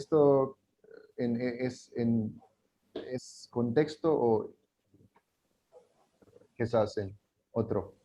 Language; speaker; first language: Spanish; non-native, learner; English